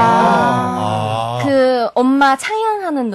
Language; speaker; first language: Korean; non-native, fluent; Chinese